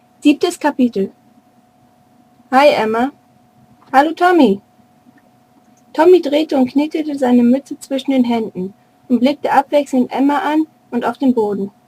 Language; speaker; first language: German; native; German